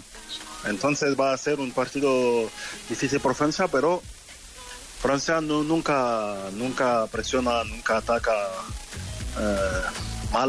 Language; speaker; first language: Spanish; non-native, fluent; French